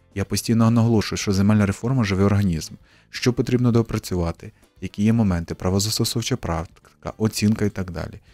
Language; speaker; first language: Ukrainian; native; Ukrainian